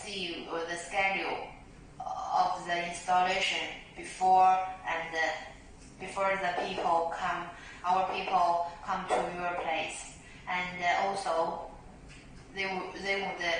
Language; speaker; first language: English; non-native, learner; Chinese